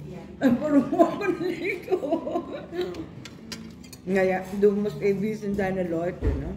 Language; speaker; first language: German; non-native, learner; Filipino